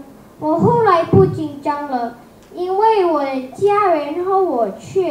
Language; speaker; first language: Chinese; non-native, learner; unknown